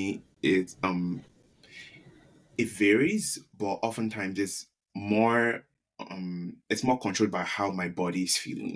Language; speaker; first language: English; non-native, local second language; Yoruba